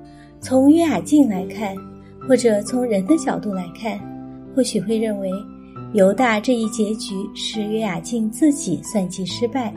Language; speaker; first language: Chinese; native; Chinese